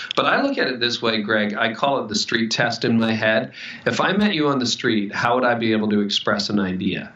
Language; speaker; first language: English; native; English